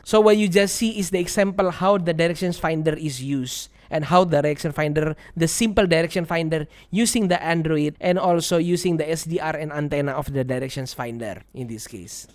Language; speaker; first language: English; non-native, learner; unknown